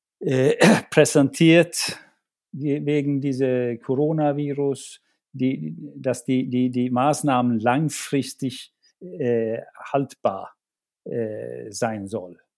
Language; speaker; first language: German; non-native, fluent; Swedish